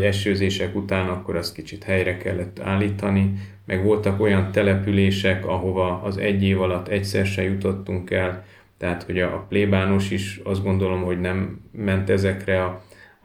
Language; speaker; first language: Hungarian; native; Hungarian